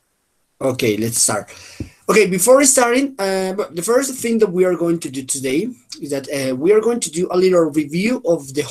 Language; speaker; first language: English; non-native, fluent; Spanish